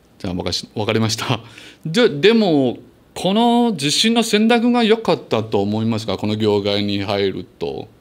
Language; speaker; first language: Japanese; non-native, learner; Chinese